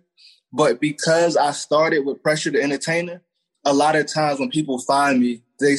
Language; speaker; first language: English; native; English